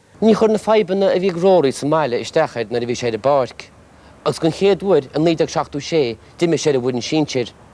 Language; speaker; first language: Irish; native; Irish